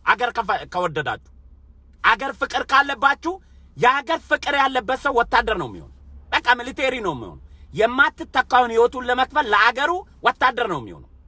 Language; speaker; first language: Amharic; non-native, local second language; Oromo